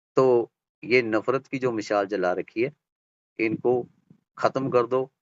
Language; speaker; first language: Hindi; native; Hindi